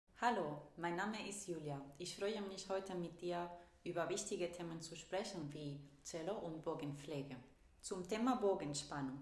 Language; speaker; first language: German; non-native, fluent; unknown